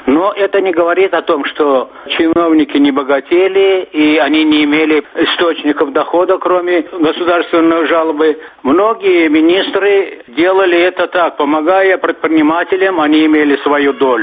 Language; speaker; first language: Russian; non-native, local second language; Turkmen